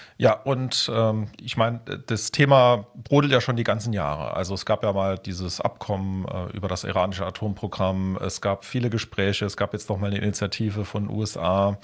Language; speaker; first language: German; native; German